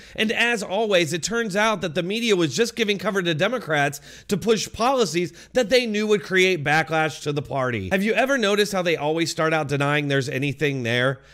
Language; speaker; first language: English; native; English